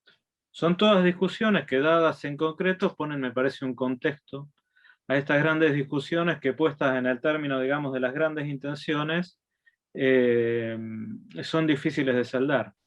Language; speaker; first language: Spanish; native; Spanish